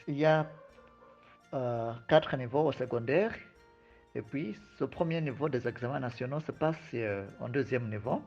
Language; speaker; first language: French; non-native, fluent; Nyanja